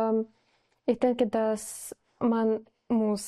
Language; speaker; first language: German; non-native, learner; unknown